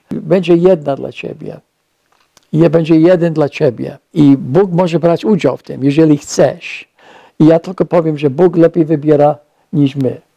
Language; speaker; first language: Polish; non-native, fluent; English